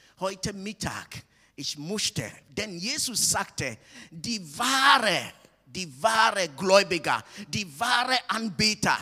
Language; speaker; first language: German; non-native, fluent; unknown